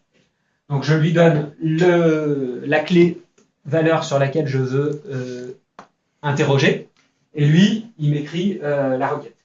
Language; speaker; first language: French; native; French